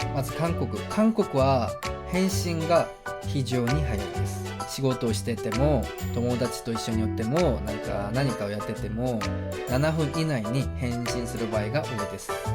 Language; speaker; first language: Japanese; non-native, fluent; Korean